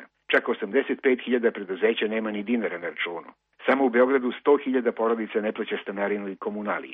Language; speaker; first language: Croatian; native; Croatian